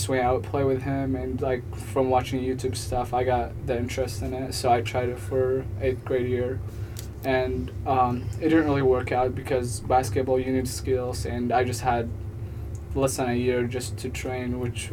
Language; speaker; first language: English; non-native, fluent; Tigrinya